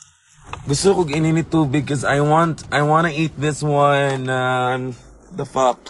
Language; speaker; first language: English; non-native, local second language; Cebuano